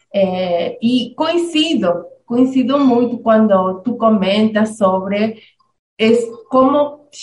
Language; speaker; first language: Portuguese; non-native, fluent; Spanish